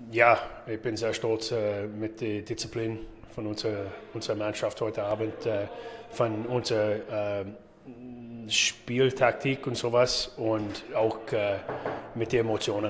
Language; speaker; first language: German; non-native, fluent; English